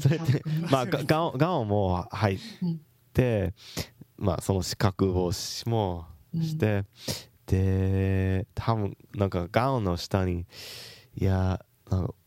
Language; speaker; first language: Japanese; non-native, fluent; English